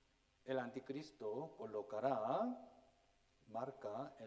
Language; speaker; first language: Spanish; non-native, fluent; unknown